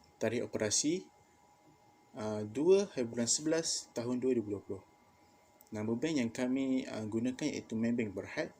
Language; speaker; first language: Malay; native; Malay